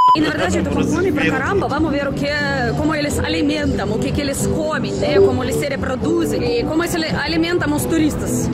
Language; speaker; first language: Portuguese; non-native, fluent; Russian